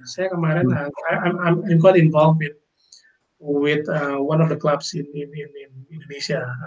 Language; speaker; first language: English; non-native, fluent; Indonesian